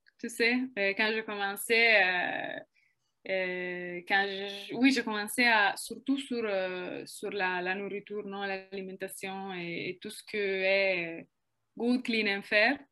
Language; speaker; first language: French; non-native, fluent; Italian